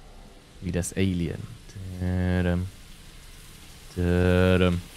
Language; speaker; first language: German; native; German